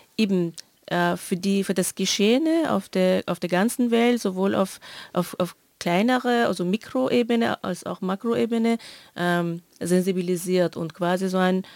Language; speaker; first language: German; non-native, fluent; Persian